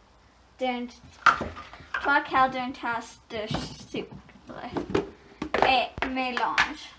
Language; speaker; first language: French; non-native, learner; English